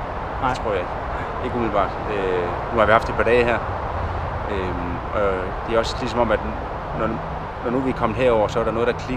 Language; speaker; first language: Danish; native; Danish